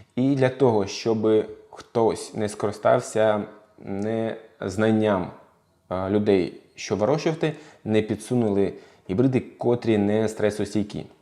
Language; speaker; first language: Ukrainian; non-native, local second language; Russian